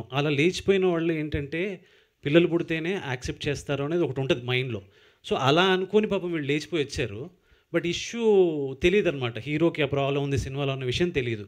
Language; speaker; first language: Telugu; native; Telugu